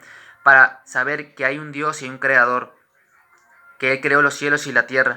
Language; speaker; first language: Spanish; native; Spanish